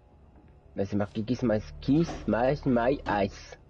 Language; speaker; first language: French; native; French